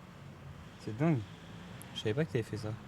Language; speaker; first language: French; native; French